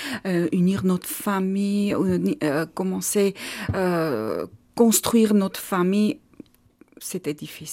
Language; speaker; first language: French; non-native, learner; Armenian